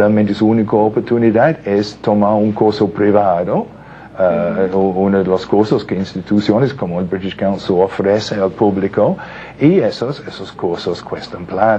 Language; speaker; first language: Spanish; non-native, fluent; English